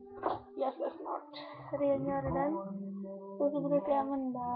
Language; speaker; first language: Swedish; non-native, learner; Korean